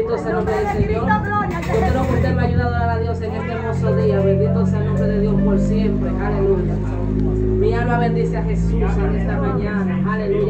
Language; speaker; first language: Spanish; native; Spanish